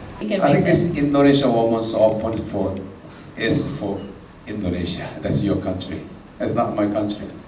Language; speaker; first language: English; non-native, fluent; Korean